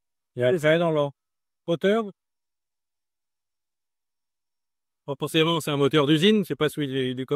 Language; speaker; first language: French; native; French